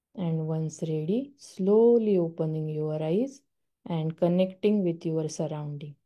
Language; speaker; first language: English; non-native, local second language; Marathi